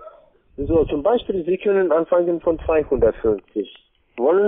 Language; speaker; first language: German; non-native, learner; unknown